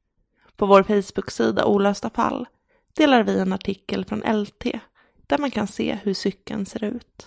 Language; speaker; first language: Swedish; native; Swedish